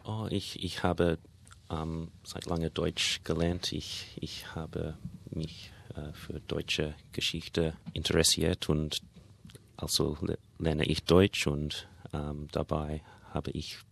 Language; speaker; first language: German; non-native, learner; English